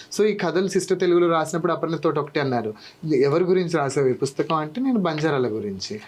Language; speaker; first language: Telugu; non-native, local second language; Lambadi